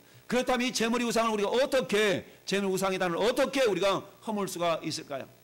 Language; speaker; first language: Korean; native; Korean